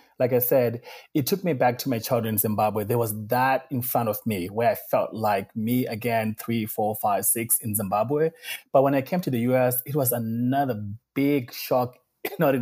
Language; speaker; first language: English; non-native, local second language; Shona